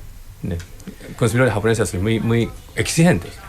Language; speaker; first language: Spanish; non-native, learner; Japanese